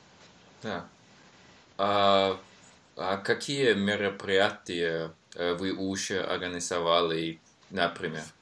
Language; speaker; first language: Russian; non-native, learner; Norwegian